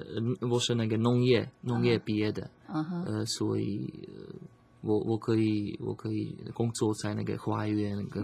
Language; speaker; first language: Chinese; non-native, learner; Slovak